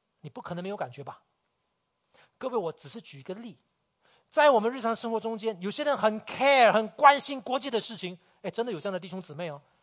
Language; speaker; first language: Chinese; native; Chinese